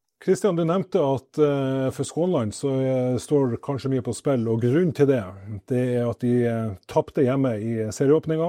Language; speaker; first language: Norwegian; native; Norwegian